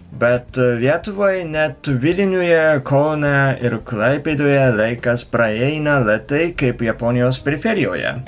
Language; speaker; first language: Lithuanian; non-native, fluent; Japanese